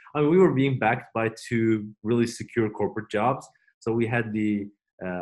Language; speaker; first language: English; non-native, fluent; Turkish